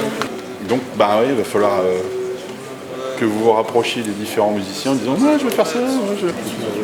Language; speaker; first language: French; native; French